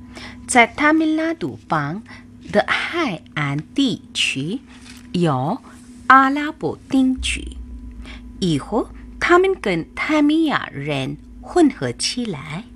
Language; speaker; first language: Chinese; non-native, fluent; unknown